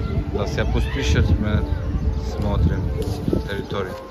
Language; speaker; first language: Russian; non-native, learner; Turkish